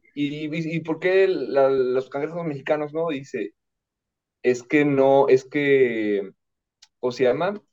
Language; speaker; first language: Spanish; native; Spanish